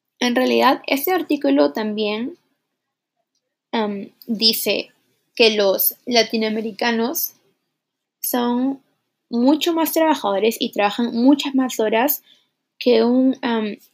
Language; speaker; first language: Spanish; early bilingual, heritage; Spanish